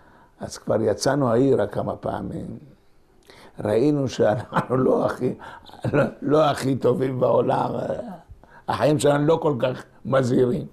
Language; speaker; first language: Hebrew; non-native, local second language; Ladino